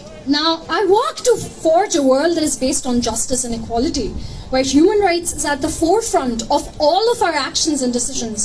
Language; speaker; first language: English; non-native, local second language; Bangla